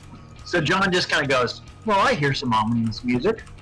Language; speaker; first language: English; native; English